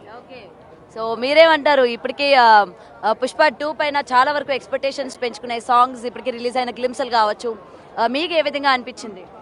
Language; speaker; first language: Telugu; native; Telugu